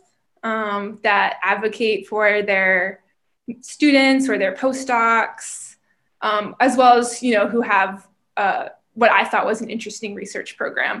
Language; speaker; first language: English; native; English